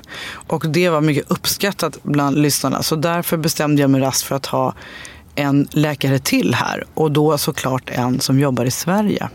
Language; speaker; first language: Swedish; native; Swedish